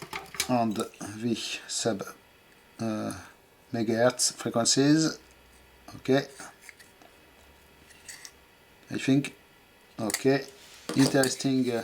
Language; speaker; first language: English; non-native, fluent; French